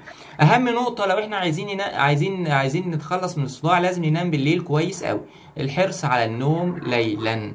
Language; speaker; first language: Arabic; native; Arabic